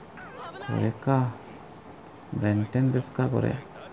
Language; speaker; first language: Japanese; non-native, learner; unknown